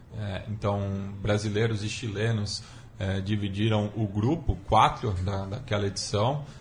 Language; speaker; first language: Portuguese; native; Portuguese